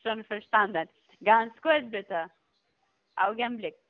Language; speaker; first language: German; non-native, fluent; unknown